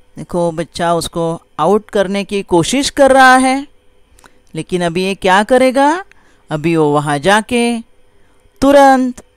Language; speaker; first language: Hindi; non-native, local second language; Marathi